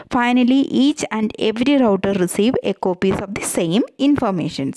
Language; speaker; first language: English; non-native, local second language; Malayalam